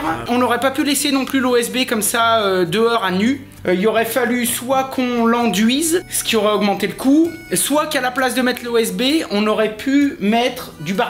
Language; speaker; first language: French; native; French